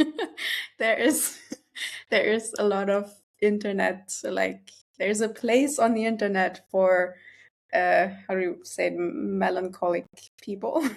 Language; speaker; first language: English; non-native, fluent; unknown